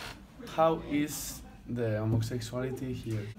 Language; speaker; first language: English; non-native, learner; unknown